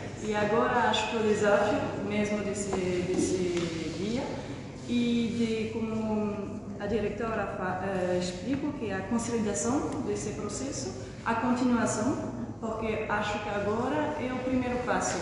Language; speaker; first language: Portuguese; non-native, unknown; French